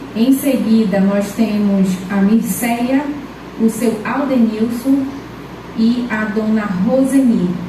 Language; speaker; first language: Portuguese; native; Portuguese